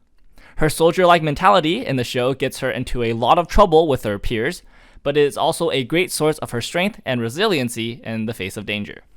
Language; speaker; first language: English; native; English